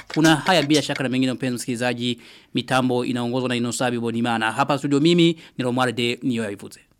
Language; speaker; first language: Swahili; non-native, local second language; Rundi